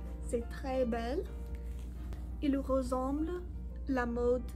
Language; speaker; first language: French; non-native, learner; English